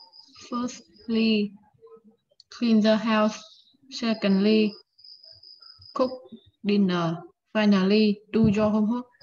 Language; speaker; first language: English; non-native, learner; Vietnamese